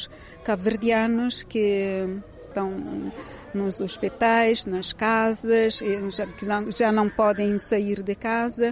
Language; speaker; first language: Portuguese; non-native, local second language; Kabuverdianu